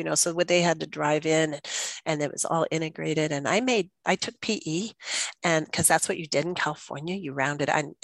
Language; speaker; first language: English; native; English